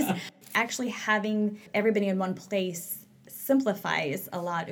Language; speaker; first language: English; native; English